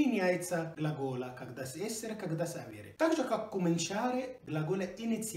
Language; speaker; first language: Russian; non-native, fluent; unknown